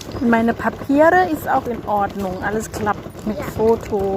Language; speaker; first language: German; non-native, learner; Thai